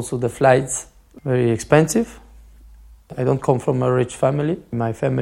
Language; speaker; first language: English; non-native, fluent; Albanian